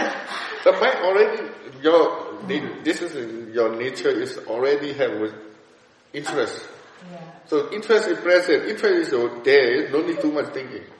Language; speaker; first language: English; non-native, learner; Burmese